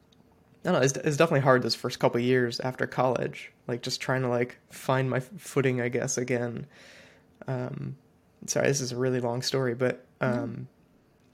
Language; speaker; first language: English; native; English